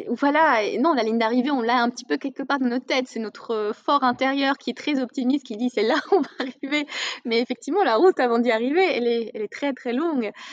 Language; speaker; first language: French; non-native, local second language; Arabic